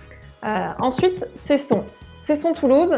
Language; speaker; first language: French; native; French